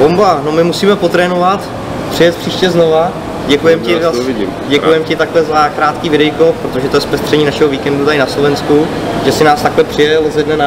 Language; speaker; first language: Czech; native; Czech